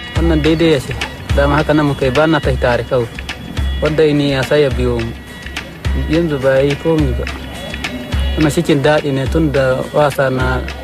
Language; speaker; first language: Hausa; non-native, local second language; Fula